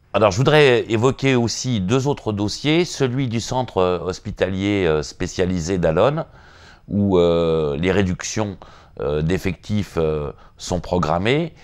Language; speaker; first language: French; native; French